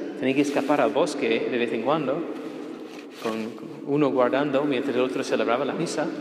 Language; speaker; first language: Spanish; non-native, fluent; English